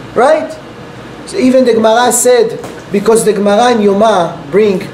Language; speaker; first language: English; non-native, fluent; Hebrew